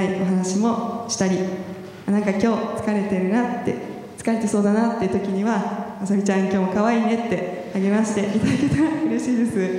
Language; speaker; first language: Japanese; native; Japanese